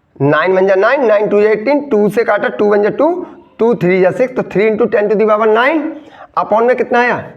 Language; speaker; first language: Hindi; native; Hindi